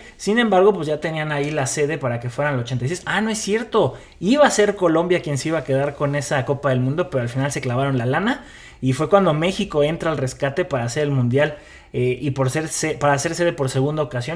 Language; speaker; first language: Spanish; native; Spanish